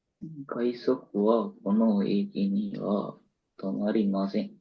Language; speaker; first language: Japanese; non-native, learner; Sinhala